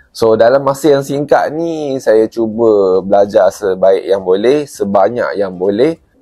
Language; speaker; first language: Malay; non-native, local second language; Chinese